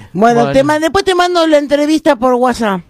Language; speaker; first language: Spanish; native; Spanish